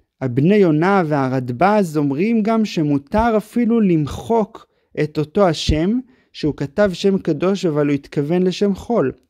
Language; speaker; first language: Hebrew; native; Hebrew